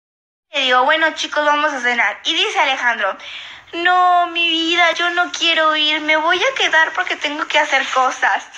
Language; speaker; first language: Spanish; native; Spanish